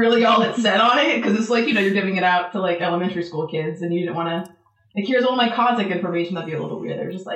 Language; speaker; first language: English; native; English